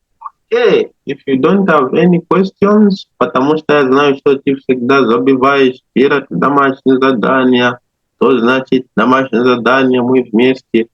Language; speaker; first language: Russian; non-native, learner; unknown